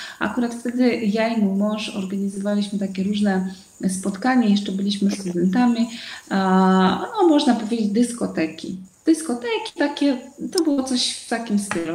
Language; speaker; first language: Polish; non-native, fluent; Russian